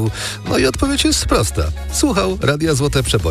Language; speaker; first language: Polish; native; Polish